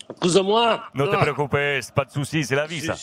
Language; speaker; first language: French; native; French